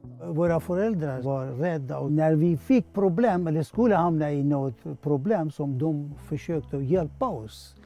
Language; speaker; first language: Swedish; non-native, fluent; Persian